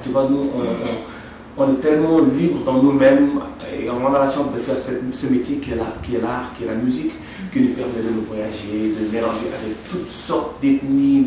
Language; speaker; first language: French; non-native, local second language; Wolof